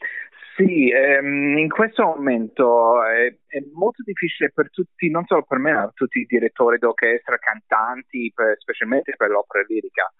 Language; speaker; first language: Italian; non-native, fluent; English